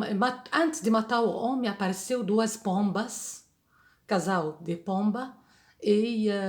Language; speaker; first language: Portuguese; non-native, fluent; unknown